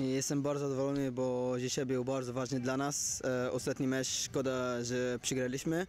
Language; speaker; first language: Polish; non-native, learner; Arabic